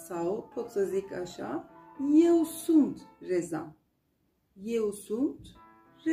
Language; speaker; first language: Romanian; non-native, fluent; Turkish